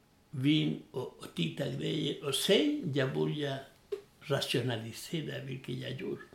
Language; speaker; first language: Swedish; non-native, learner; Spanish